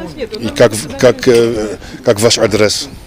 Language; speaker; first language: Russian; non-native, learner; Dutch